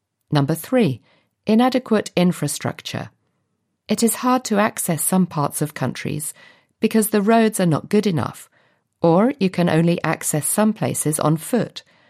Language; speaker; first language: English; native; English